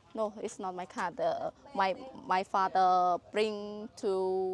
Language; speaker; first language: English; non-native, learner; Khmer